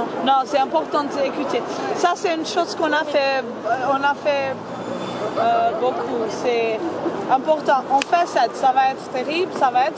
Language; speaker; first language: French; non-native, fluent; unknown